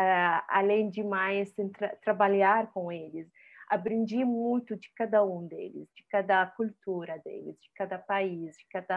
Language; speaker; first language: Portuguese; non-native, fluent; Arabic